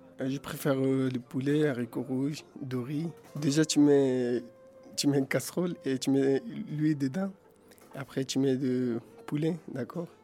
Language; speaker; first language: French; non-native, learner; Pashto